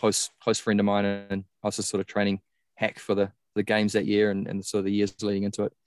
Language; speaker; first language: English; native; English